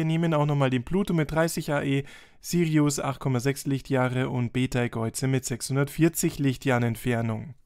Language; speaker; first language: German; native; German